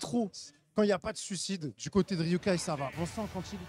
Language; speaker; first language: French; native; French